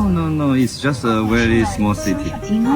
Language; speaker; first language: English; non-native, learner; Chinese